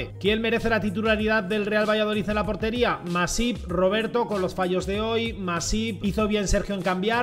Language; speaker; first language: Spanish; native; Spanish